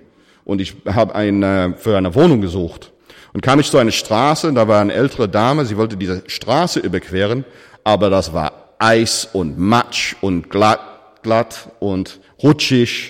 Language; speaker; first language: German; non-native, fluent; English